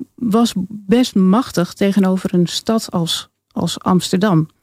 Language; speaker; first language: Dutch; native; Dutch